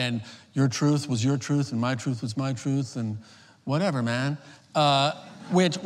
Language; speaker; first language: English; native; English